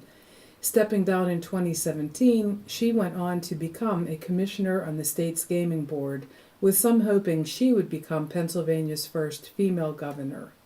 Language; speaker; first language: English; native; English